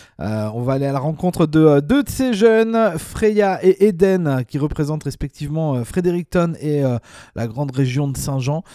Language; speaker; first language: French; native; French